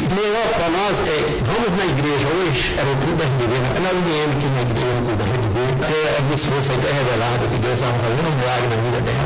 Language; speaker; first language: Portuguese; native; Portuguese